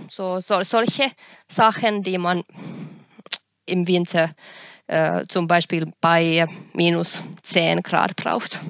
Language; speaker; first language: German; non-native, fluent; Finnish